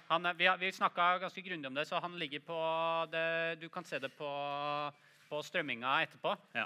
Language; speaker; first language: Norwegian; native; Norwegian